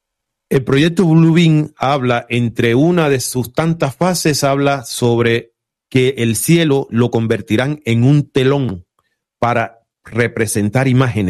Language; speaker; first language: Spanish; native; Spanish